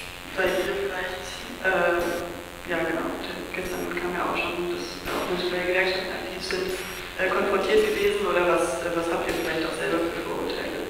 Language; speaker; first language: German; native; German